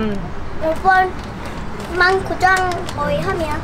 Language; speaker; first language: Vietnamese; early bilingual, heritage; Vietnamese